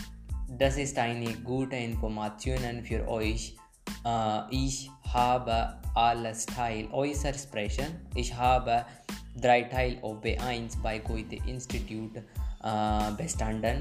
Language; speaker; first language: German; non-native, learner; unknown